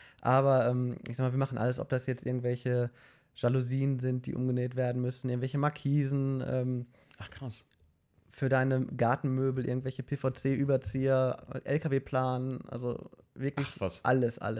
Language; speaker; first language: German; native; German